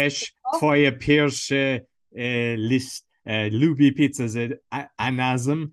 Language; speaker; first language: Polish; non-native, learner; English